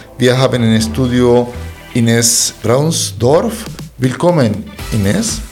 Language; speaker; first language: German; non-native, fluent; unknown